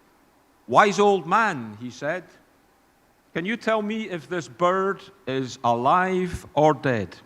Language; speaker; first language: English; native; English